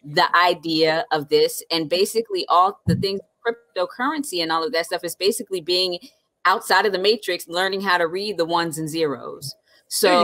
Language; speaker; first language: English; native; English